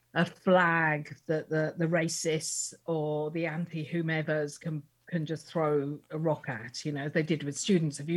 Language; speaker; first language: English; native; English